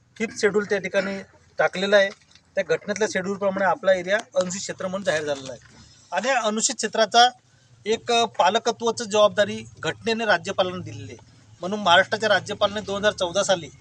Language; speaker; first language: Marathi; non-native, local second language; Bhili